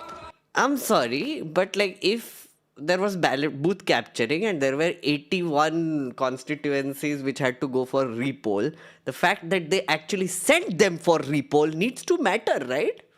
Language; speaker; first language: English; non-native, local second language; Hindi